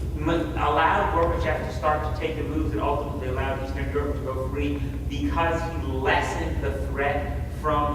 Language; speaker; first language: English; native; English